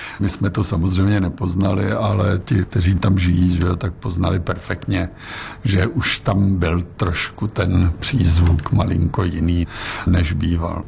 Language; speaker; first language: Czech; native; Czech